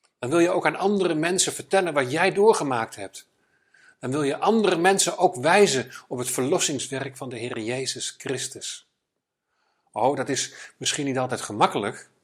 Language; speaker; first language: Dutch; native; Dutch